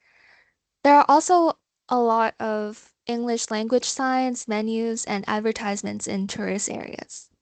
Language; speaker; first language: English; non-native, fluent; Thai